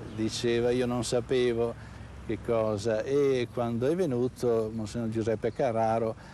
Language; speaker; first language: Italian; native; Italian